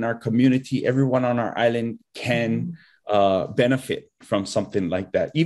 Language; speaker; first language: English; native; English